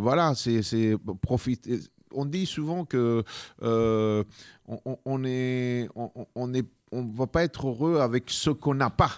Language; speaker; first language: French; non-native, fluent; Spanish